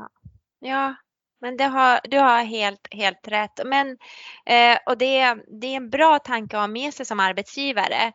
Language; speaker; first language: Swedish; native; Swedish